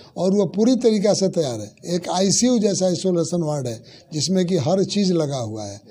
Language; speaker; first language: Hindi; native; Hindi